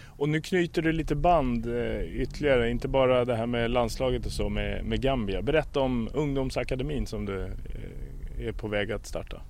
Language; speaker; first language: Swedish; native; Swedish